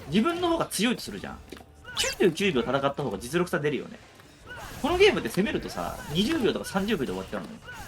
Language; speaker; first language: Japanese; native; Japanese